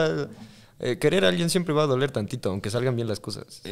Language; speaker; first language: Spanish; native; Spanish